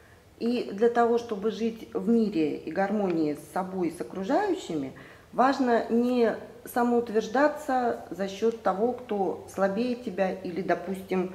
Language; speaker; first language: Russian; native; Russian